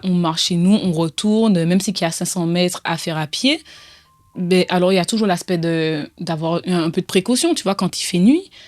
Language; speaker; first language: French; native; French